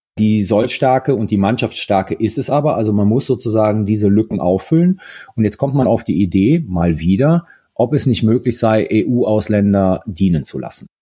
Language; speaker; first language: German; early bilingual, other home language; Italian